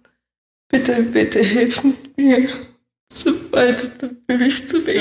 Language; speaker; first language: German; early bilingual, other home language; Russian